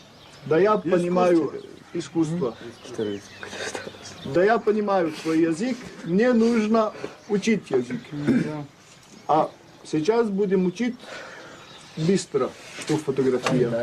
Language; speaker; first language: Russian; non-native, learner; French